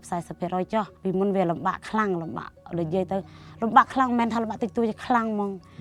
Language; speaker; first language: Khmer; non-native, local second language; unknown